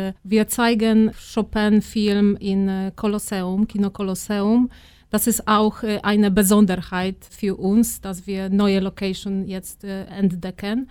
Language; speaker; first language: German; non-native, fluent; Polish